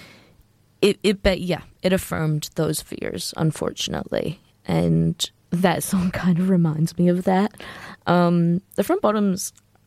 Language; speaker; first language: English; native; English